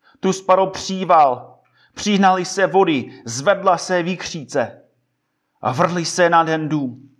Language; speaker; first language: Czech; non-native, fluent; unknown